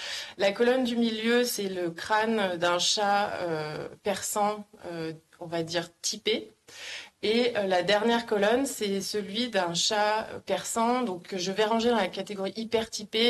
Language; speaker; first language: French; native; French